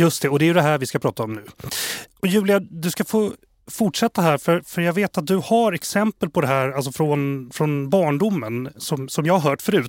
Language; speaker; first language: Swedish; native; Swedish